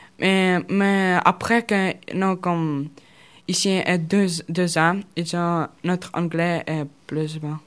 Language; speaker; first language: French; non-native, learner; Russian